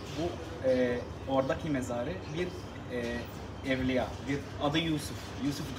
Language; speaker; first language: Turkish; non-native, learner; Arabic